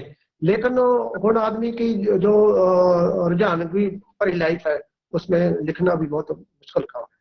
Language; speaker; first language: Hindi; non-native, local second language; Punjabi